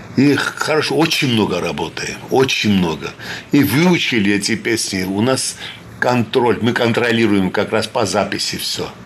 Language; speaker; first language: Russian; non-native, fluent; Georgian